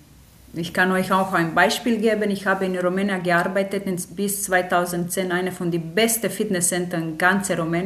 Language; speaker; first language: German; non-native, fluent; Romanian